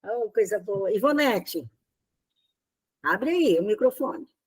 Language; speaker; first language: Portuguese; native; Portuguese